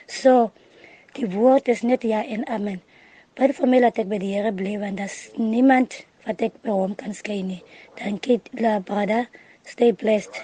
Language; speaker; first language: Afrikaans; non-native, local second language; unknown